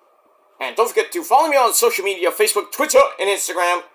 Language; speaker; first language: English; native; English